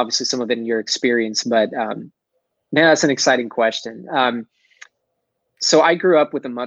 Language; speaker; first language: English; native; English